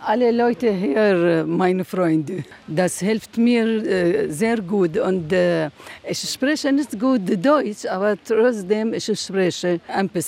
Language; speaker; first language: German; non-native, learner; Arabic